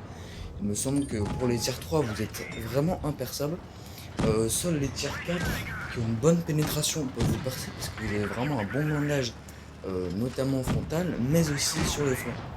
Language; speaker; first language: French; native; French